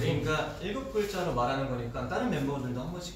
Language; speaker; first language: Korean; native; Korean